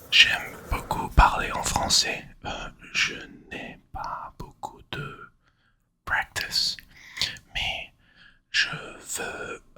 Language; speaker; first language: French; non-native, learner; English